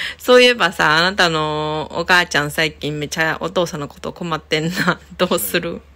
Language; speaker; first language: Japanese; non-native, fluent; Chinese